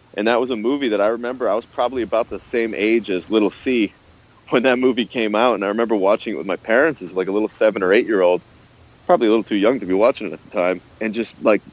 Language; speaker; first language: English; native; English